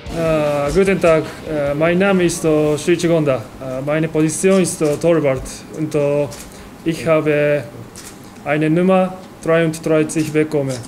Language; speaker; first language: German; non-native, learner; Japanese